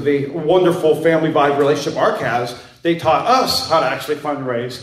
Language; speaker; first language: English; native; English